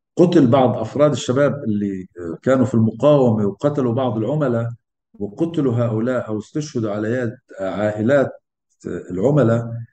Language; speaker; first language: Arabic; native; Arabic